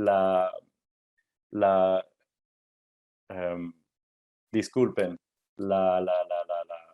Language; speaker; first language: Spanish; non-native, fluent; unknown